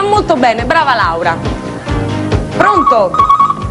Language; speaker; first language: Italian; native; Italian